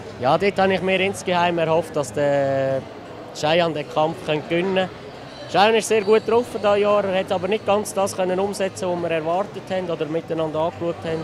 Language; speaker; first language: German; native; German